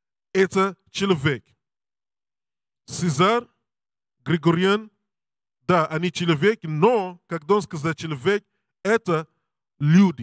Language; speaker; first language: Russian; non-native, learner; English